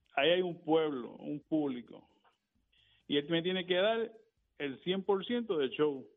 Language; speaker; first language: Spanish; native; Spanish